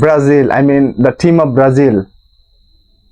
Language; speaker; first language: English; non-native, local second language; Bangla